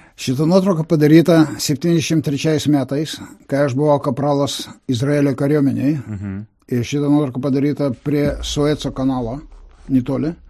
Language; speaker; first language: Lithuanian; non-native, local second language; Russian